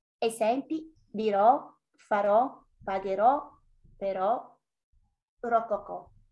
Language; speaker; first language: Italian; native; Italian